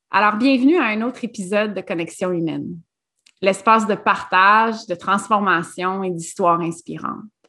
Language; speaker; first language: French; native; French